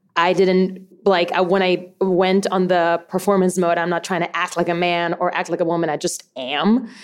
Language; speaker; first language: English; early bilingual, other home language; Spanish